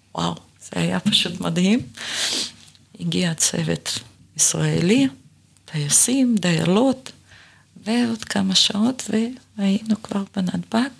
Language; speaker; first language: Hebrew; non-native, fluent; Russian